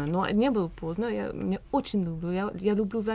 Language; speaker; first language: Russian; non-native, learner; English